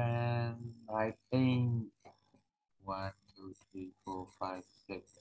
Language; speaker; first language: English; non-native, learner; Burmese